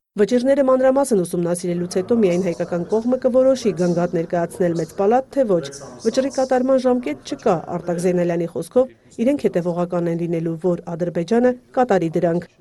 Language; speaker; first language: Armenian; native; Armenian